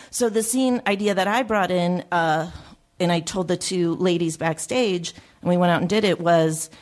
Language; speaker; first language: English; native; English